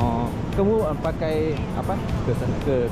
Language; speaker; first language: Indonesian; non-native, learner; Lao